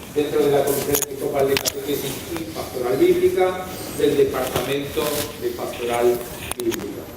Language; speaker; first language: Spanish; native; Spanish